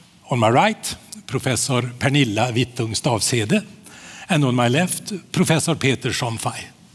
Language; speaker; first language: English; non-native, fluent; Swedish